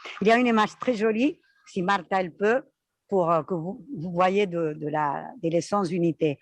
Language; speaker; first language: French; non-native, fluent; Spanish